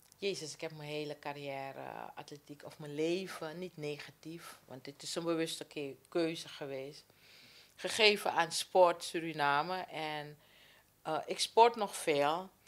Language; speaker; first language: Dutch; native; Dutch